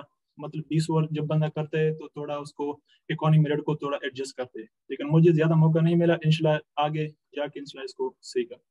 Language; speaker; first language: Hindi; non-native, local second language; Pashto